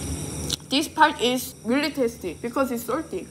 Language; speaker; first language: English; non-native, learner; Korean